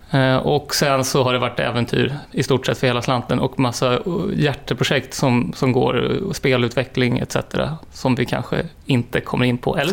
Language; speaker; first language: Swedish; native; Swedish